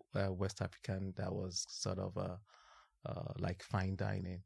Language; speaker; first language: English; non-native, local second language; Yoruba